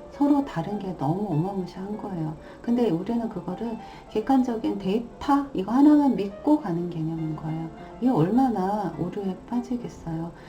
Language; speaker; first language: Korean; native; Korean